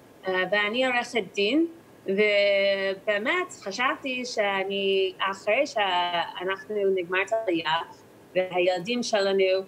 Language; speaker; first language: Hebrew; non-native, learner; English